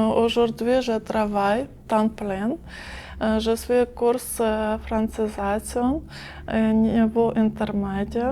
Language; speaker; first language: French; non-native, learner; Ukrainian